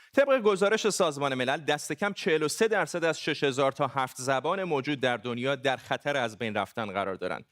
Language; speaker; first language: Persian; non-native, local second language; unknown